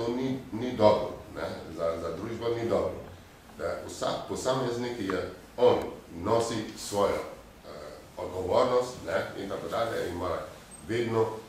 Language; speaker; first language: Slovenian; non-native, fluent; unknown